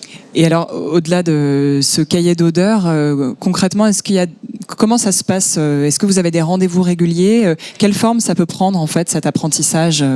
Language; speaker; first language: French; native; French